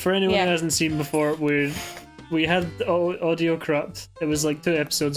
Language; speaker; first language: English; native; English